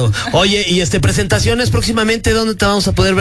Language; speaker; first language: Spanish; native; Spanish